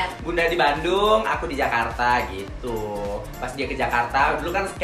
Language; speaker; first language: Indonesian; native; Indonesian